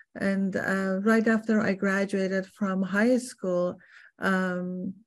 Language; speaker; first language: English; non-native, fluent; Persian